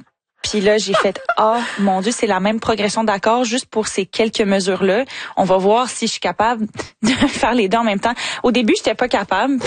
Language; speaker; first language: French; native; French